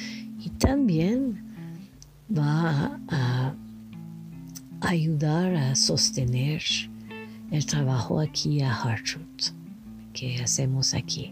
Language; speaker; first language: Spanish; non-native, learner; French